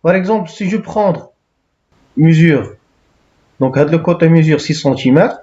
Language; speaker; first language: French; non-native, local second language; Arabic